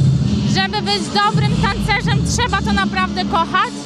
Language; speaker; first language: Polish; native; Polish